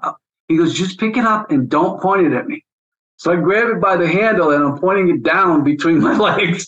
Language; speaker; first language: English; native; English